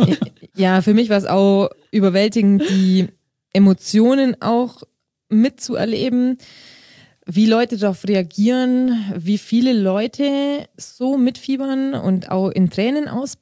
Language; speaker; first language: German; native; German